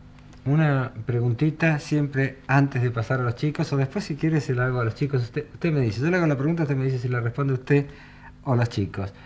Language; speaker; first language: Spanish; native; Spanish